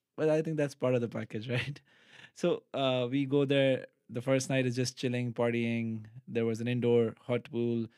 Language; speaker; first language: English; non-native, local second language; Urdu